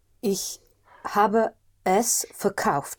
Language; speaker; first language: German; non-native, learner; English